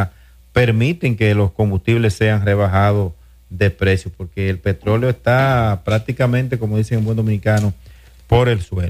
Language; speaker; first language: Spanish; native; Spanish